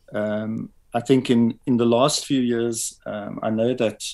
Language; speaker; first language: English; native; English